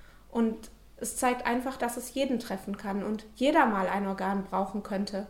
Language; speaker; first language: German; native; German